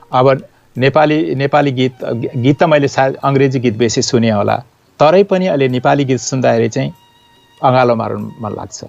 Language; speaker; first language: Nepali; non-native, local second language; Newari